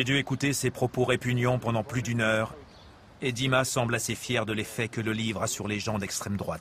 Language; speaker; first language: French; native; French